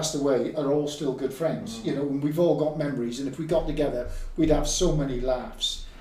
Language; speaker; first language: English; native; English